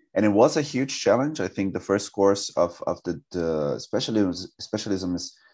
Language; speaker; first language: English; non-native, fluent; Portuguese